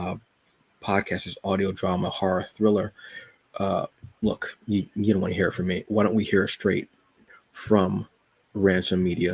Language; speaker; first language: English; native; English